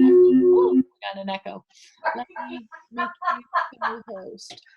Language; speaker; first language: English; native; English